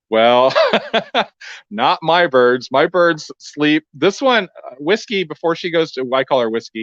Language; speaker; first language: English; native; English